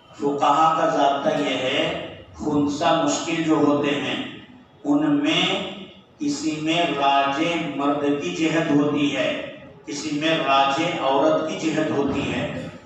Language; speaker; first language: Urdu; native; Urdu